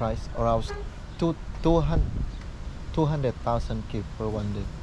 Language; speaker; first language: English; non-native, learner; Lao